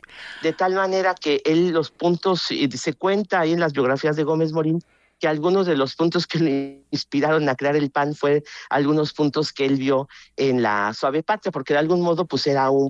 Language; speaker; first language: Spanish; native; Spanish